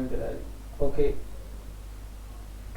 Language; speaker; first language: German; non-native, fluent; Hindi